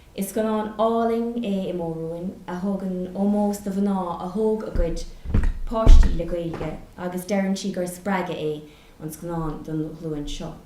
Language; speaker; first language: Irish; non-native, local second language; English